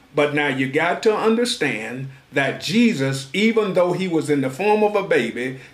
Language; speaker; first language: English; native; English